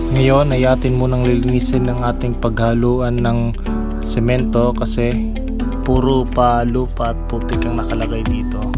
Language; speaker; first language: Filipino; non-native, local second language; Cebuano